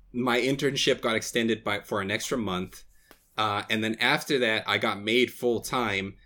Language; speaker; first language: English; non-native, fluent; Portuguese